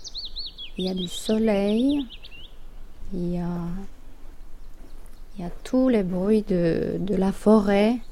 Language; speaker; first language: French; non-native, fluent; Finnish